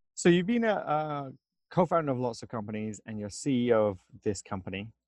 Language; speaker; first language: English; native; English